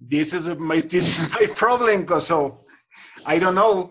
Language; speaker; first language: English; non-native, learner; Spanish